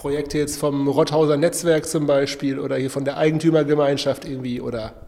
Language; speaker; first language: German; native; German